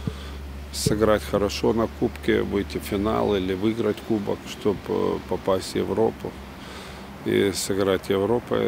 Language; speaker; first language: Russian; non-native, fluent; Lithuanian